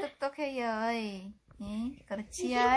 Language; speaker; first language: Korean; non-native, fluent; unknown